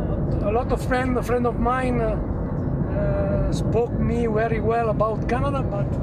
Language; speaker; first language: English; non-native, learner; Italian